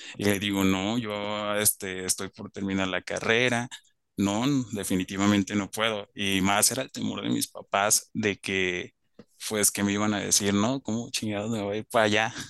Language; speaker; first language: Spanish; native; Spanish